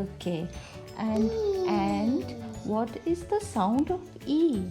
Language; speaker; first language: English; non-native, local second language; Hindi